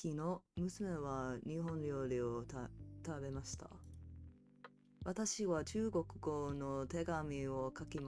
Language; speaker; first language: Japanese; non-native, learner; English